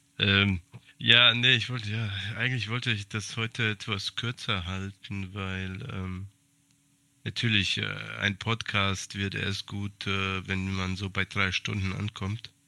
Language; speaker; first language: German; early bilingual, other home language; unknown